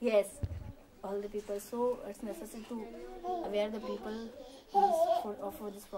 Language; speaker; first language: English; non-native, learner; Hindi